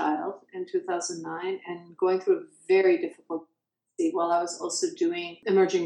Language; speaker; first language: English; early bilingual, other home language; Persian